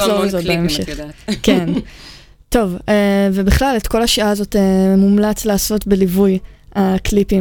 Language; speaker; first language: Hebrew; native; Hebrew